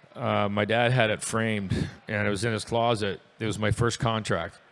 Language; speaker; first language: English; native; English